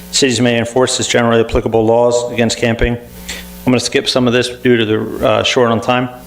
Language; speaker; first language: English; native; English